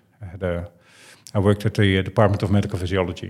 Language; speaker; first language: English; non-native, fluent; Dutch